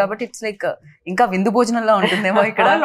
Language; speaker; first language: Telugu; native; Telugu